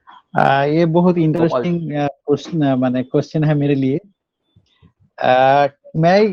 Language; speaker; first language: Hindi; non-native, local second language; Bangla